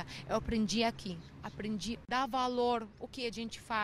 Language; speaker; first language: Portuguese; non-native, learner; Arabic